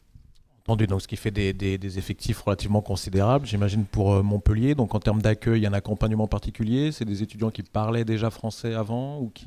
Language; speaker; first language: French; native; French